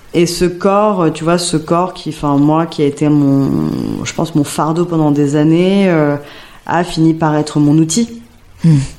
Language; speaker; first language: French; native; French